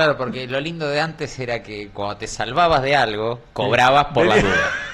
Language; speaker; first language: Spanish; native; Spanish